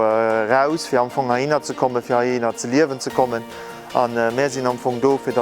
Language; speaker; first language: German; non-native, learner; French